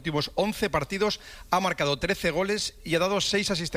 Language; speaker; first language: Spanish; native; Spanish